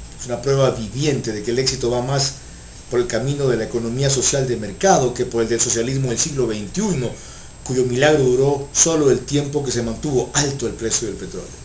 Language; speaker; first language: Spanish; native; Spanish